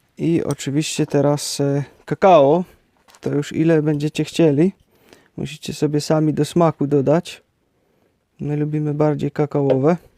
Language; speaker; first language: Polish; native; Polish